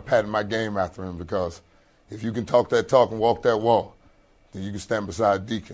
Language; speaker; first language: English; native; English